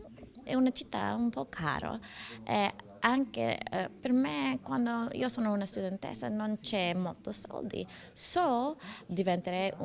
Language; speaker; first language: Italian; non-native, learner; English